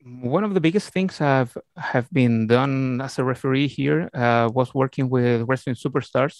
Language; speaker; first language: English; non-native, learner; Spanish